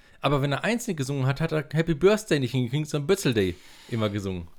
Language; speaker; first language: German; native; German